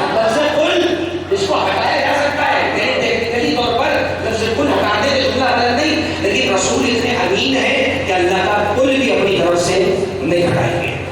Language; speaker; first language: Urdu; native; Urdu